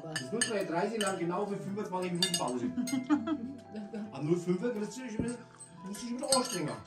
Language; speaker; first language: German; native; German